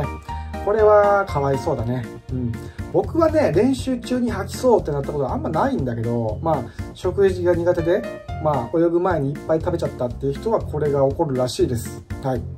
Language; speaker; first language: Japanese; native; Japanese